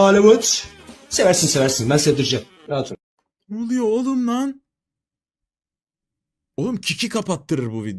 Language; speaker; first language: Turkish; native; Turkish